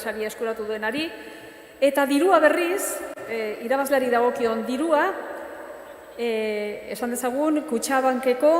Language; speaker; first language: Basque; native; Basque